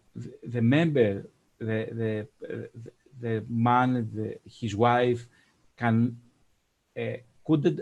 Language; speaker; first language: English; non-native, fluent; Greek